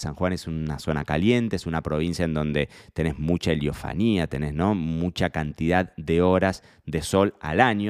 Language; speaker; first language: Spanish; native; Spanish